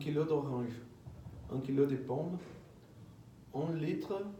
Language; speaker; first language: French; non-native, learner; Portuguese